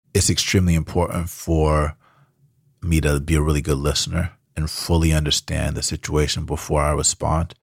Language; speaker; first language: English; early bilingual, other home language; Spanish